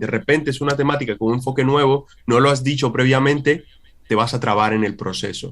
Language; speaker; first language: Spanish; native; Spanish